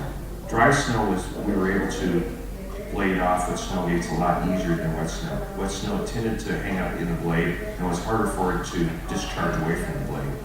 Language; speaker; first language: English; native; English